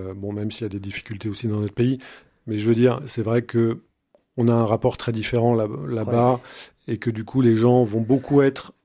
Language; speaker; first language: French; native; French